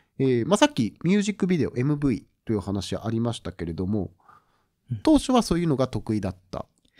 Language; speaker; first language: Japanese; native; Japanese